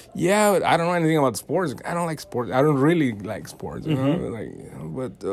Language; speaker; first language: English; non-native, fluent; Spanish